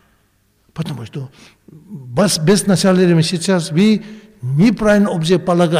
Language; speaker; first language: Russian; non-native, learner; Tibetan